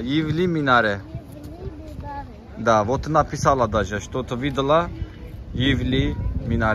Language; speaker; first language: Russian; non-native, learner; Turkish